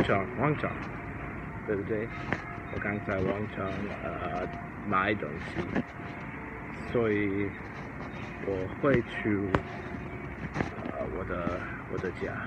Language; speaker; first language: Chinese; non-native, learner; English